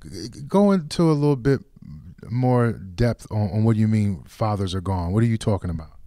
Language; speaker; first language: English; native; English